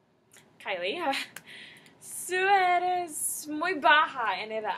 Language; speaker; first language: Spanish; non-native, learner; English